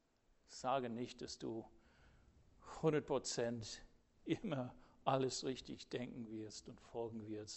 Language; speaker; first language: German; non-native, fluent; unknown